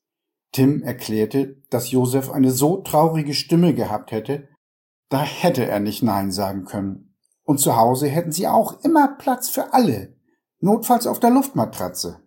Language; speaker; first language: German; native; German